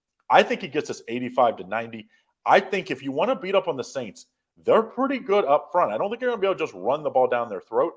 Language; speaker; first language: English; native; English